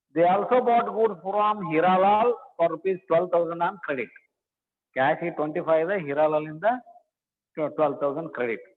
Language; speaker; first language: English; non-native, local second language; Kannada